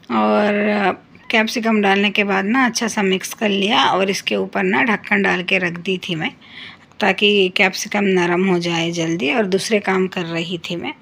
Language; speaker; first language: Hindi; non-native, local second language; Urdu